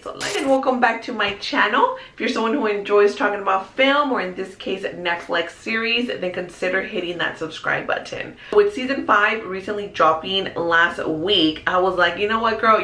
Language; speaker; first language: English; early bilingual, other home language; Spanish